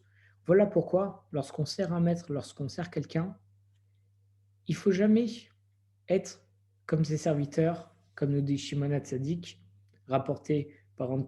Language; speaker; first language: French; native; French